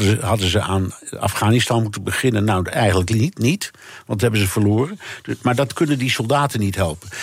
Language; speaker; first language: Dutch; native; Dutch